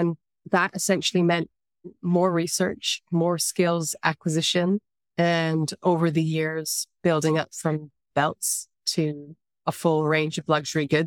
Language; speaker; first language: English; native; English